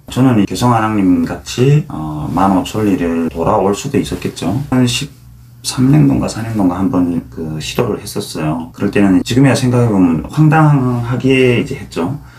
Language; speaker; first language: Korean; native; Korean